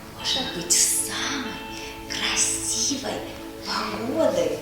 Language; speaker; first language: Russian; native; Russian